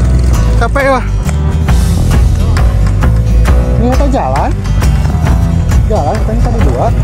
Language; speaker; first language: Indonesian; non-native, local second language; Sundanese